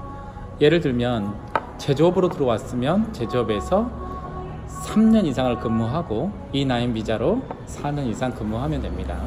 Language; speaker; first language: Korean; native; Korean